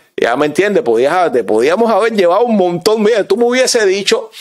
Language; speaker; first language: Spanish; native; Spanish